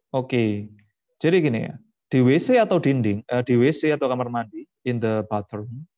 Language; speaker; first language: English; non-native, fluent; Indonesian